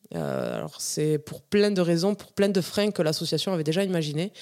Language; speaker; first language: French; native; French